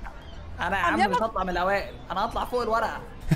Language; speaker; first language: Arabic; native; Arabic